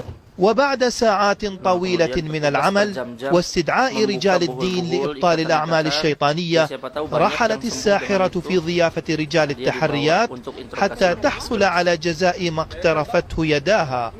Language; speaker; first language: Arabic; native; Arabic